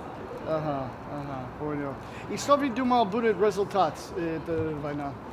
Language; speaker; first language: Russian; non-native, learner; English